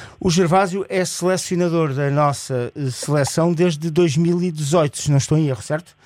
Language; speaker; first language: Portuguese; native; Portuguese